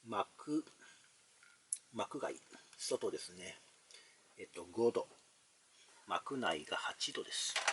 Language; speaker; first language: Japanese; native; Japanese